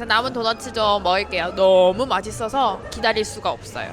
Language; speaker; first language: Korean; native; Korean